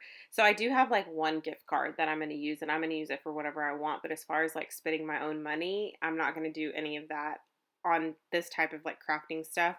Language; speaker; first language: English; native; English